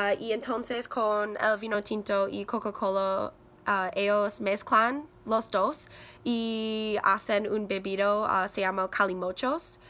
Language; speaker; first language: Spanish; non-native, learner; English